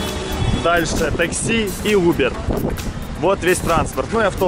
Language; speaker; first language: Russian; native; Russian